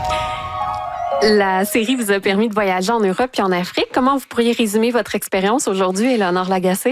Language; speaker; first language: French; native; French